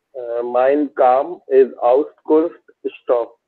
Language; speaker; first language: German; non-native, learner; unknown